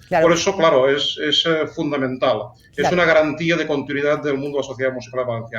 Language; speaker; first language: Spanish; native; Spanish